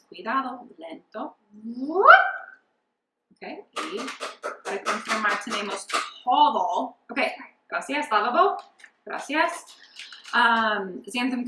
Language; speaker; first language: Spanish; non-native, learner; English